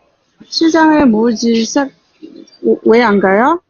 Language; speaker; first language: Korean; non-native, learner; Chinese